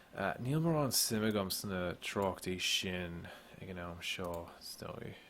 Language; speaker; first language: Irish; non-native, local second language; English